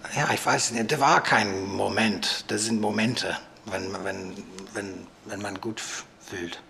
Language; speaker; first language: German; non-native, fluent; English